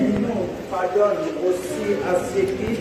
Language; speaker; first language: French; non-native, local second language; Haitian Creole